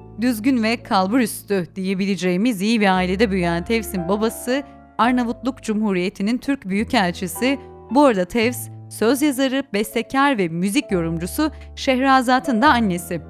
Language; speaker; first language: Turkish; native; Turkish